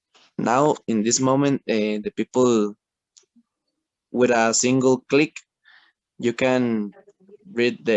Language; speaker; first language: English; non-native, learner; Spanish